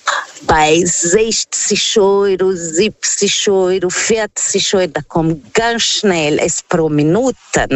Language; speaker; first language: German; non-native, learner; Portuguese